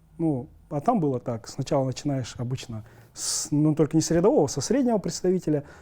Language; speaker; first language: Russian; native; Russian